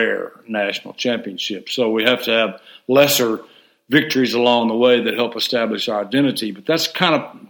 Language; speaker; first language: English; native; English